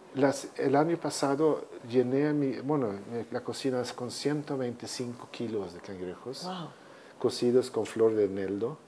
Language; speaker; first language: Spanish; non-native, fluent; Swedish